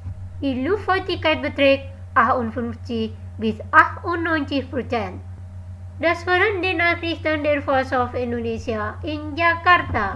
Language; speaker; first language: German; non-native, fluent; Indonesian